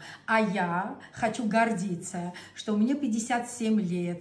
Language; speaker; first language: Russian; non-native, local second language; Armenian